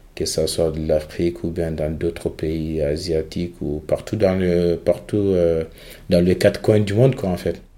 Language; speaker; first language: French; non-native, local second language; Fula